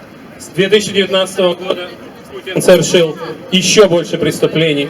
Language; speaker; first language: Russian; native; Russian